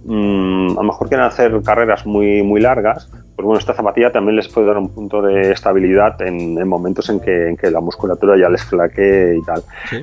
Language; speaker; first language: Spanish; native; Spanish